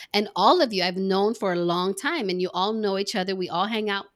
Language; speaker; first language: English; native; English